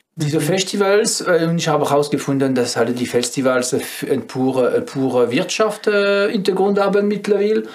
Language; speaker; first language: German; non-native, fluent; French